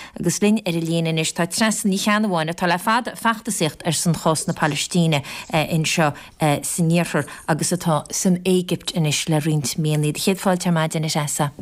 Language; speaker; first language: Irish; native; Irish